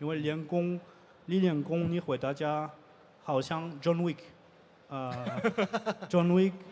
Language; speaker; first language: Chinese; non-native, learner; French